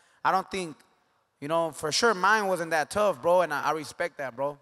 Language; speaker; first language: English; early bilingual, other home language; Spanish